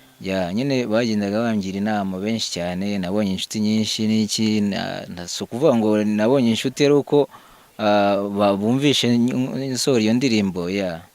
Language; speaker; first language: Kinyarwanda; early bilingual, heritage; Kinyarwanda